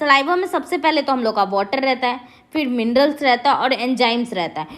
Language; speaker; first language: Hindi; native; Hindi